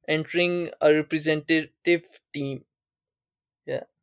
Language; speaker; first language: English; non-native, local second language; Urdu